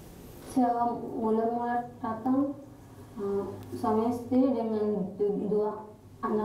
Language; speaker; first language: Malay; non-native, learner; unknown